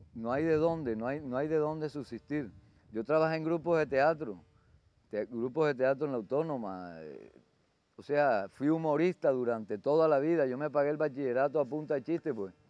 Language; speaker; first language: Spanish; native; Spanish